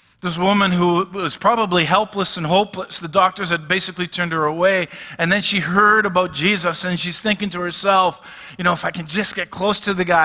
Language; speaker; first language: English; native; English